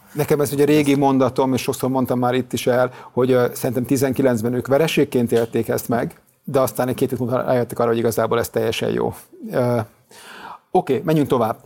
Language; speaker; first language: Hungarian; native; Hungarian